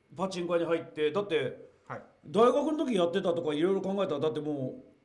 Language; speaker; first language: Japanese; native; Japanese